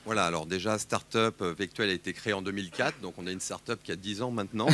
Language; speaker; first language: French; native; French